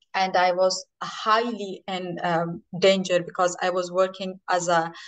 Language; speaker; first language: English; non-native, fluent; Persian